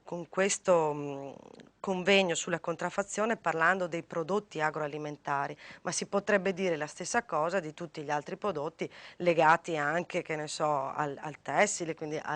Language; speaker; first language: Italian; native; Italian